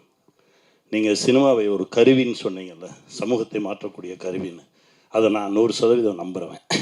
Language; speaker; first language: Tamil; native; Tamil